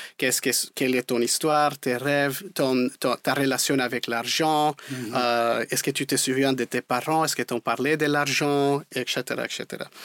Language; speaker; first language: French; non-native, fluent; Spanish